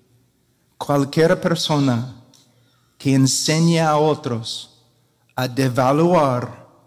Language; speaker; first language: Spanish; non-native, fluent; English